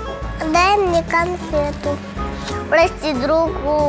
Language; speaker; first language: Russian; non-native, local second language; Uzbek